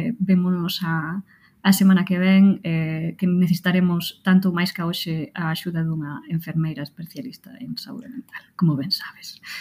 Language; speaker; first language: Galician; non-native, local second language; Spanish